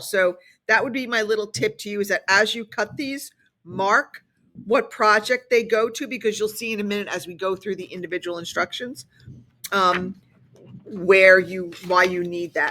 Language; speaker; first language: English; native; English